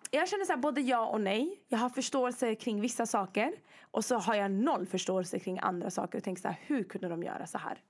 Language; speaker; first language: Swedish; early bilingual, other home language; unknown